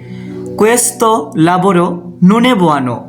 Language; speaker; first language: Italian; non-native, learner; Bangla